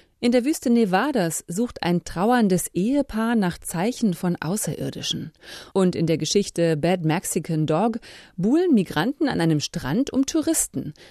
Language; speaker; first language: German; native; German